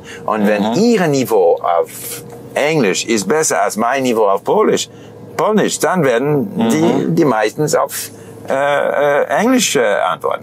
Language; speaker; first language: German; non-native, fluent; English